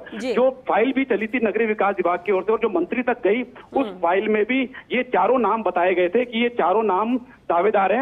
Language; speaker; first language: Hindi; native; Hindi